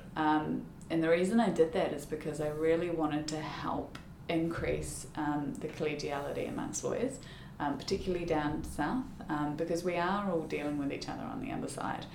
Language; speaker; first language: English; native; English